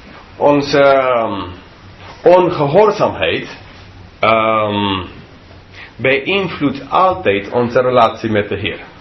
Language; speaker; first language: Dutch; non-native, fluent; English